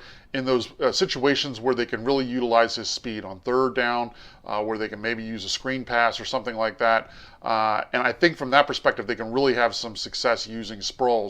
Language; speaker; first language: English; native; English